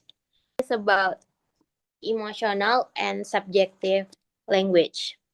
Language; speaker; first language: English; non-native, learner; Indonesian